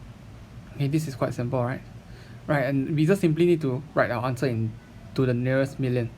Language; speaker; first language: English; native; English